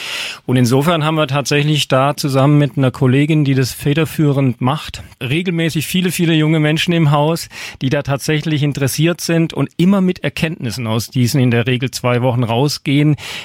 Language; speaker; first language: German; native; German